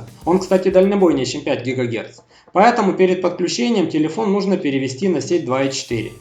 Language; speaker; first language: Russian; native; Russian